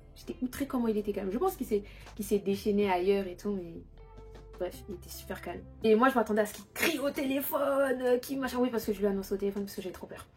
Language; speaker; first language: French; early bilingual, other home language; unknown